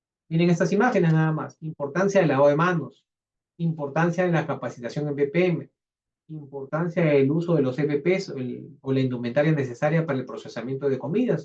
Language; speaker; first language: Spanish; native; Spanish